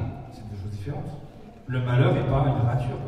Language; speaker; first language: French; native; French